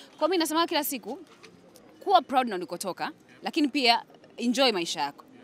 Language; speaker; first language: Swahili; native; Swahili